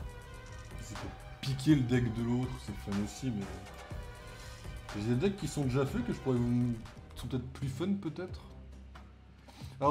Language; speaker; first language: French; native; French